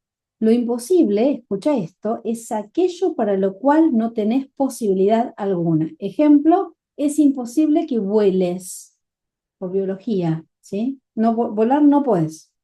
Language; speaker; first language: Spanish; native; Spanish